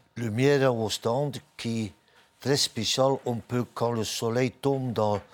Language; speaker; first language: French; native; French